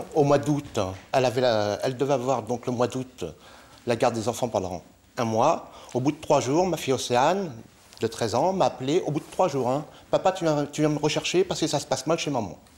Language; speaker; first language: French; native; French